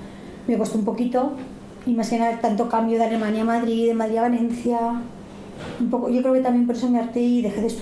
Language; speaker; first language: Spanish; early bilingual, heritage; Spanish